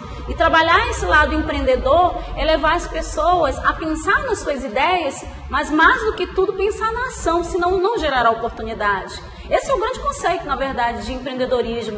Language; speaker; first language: Portuguese; native; Portuguese